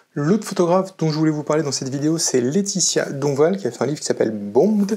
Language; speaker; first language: French; native; French